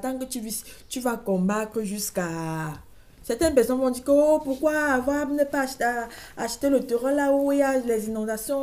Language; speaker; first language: French; native; French